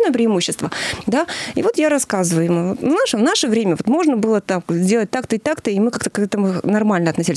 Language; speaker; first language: Russian; native; Russian